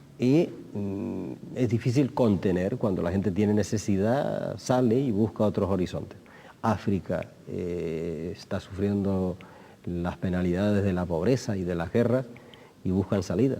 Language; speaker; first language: Spanish; native; Spanish